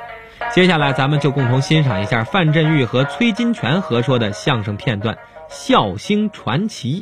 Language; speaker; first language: Chinese; native; Chinese